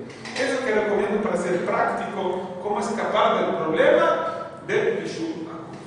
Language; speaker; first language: Spanish; non-native, fluent; Portuguese